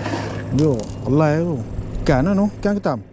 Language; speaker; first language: Malay; native; Malay